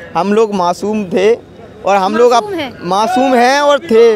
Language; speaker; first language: Hindi; native; Hindi